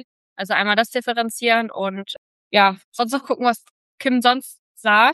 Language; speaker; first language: German; native; German